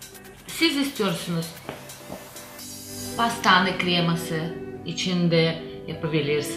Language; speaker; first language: Turkish; non-native, learner; Russian